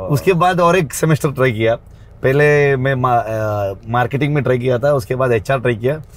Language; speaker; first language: Hindi; non-native, local second language; Kannada